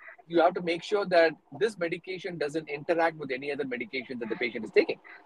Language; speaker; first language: English; non-native, local second language; Tamil